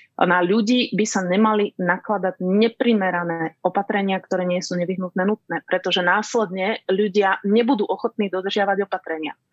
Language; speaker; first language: Slovak; native; Slovak